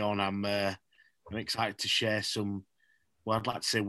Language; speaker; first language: English; native; English